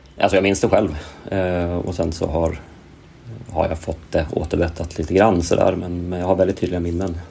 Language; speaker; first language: Swedish; native; Swedish